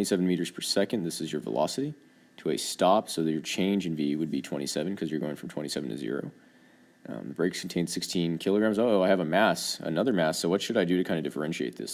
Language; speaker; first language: English; native; English